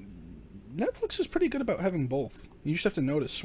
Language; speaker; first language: English; native; English